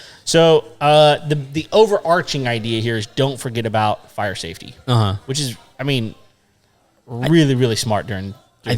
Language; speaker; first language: English; native; English